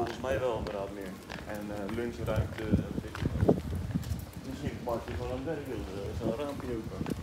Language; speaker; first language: Dutch; native; Dutch